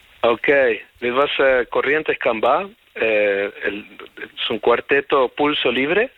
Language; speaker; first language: Dutch; native; Dutch